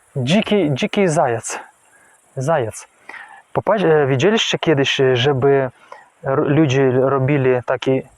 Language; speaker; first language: Polish; non-native, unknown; Ukrainian